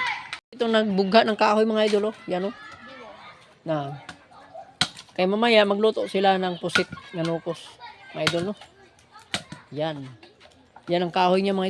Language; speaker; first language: Filipino; non-native, local second language; Cebuano